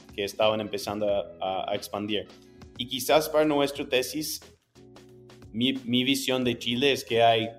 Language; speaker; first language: Spanish; non-native, fluent; English